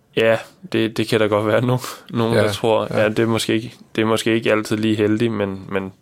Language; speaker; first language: Danish; native; Danish